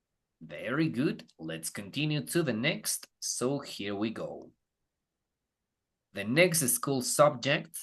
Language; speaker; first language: English; non-native, fluent; Spanish